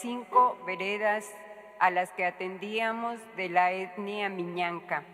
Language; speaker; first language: Spanish; native; Spanish